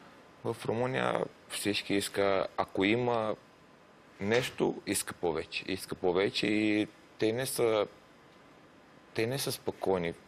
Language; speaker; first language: Bulgarian; non-native, learner; Romanian